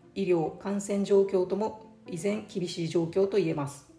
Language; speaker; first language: Japanese; native; Japanese